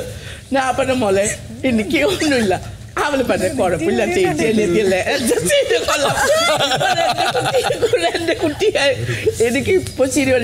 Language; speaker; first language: Malayalam; non-native, fluent; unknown